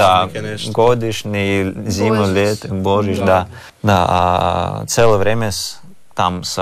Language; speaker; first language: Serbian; non-native, learner; Russian